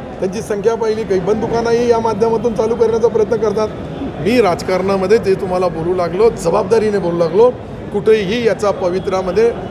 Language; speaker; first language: Marathi; non-native, local second language; Urdu